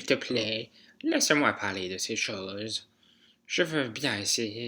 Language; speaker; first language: French; non-native, fluent; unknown